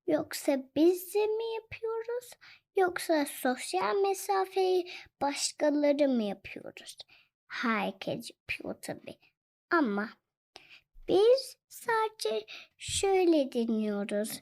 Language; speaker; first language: Turkish; early bilingual, heritage; Turkish